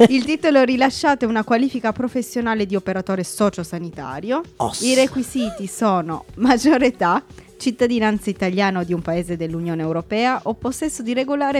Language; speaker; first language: Italian; native; Italian